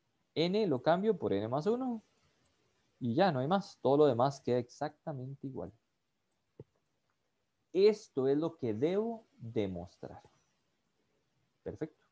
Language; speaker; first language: Spanish; native; Spanish